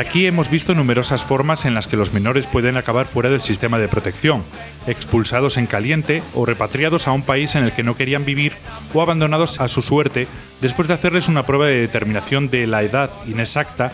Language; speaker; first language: Spanish; native; Spanish